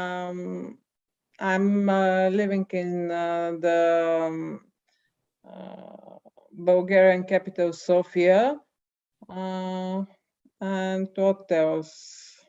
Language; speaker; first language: English; non-native, learner; Bulgarian